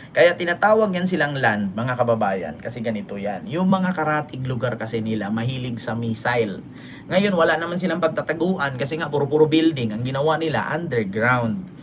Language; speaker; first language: Filipino; non-native, local second language; Cebuano